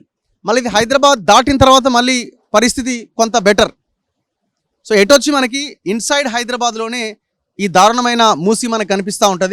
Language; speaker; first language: Telugu; native; Telugu